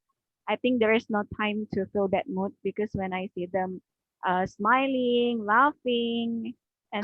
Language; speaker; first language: English; non-native, learner; Indonesian